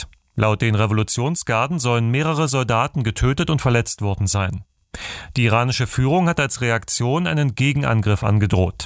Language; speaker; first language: German; native; German